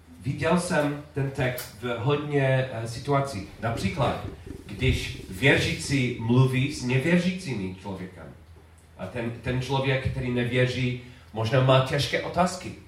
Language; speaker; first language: Czech; non-native, learner; English